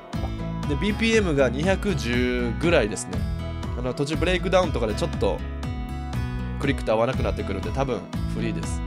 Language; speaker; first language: Japanese; native; Japanese